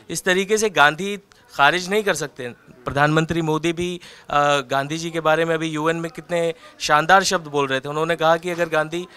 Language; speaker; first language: Hindi; native; Hindi